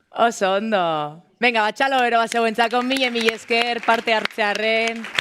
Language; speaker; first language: Basque; native; Basque